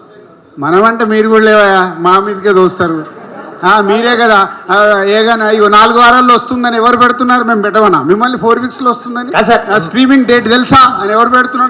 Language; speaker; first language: Telugu; native; Telugu